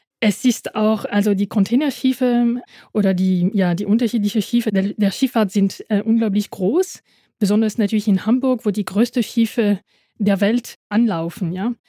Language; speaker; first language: German; non-native, fluent; French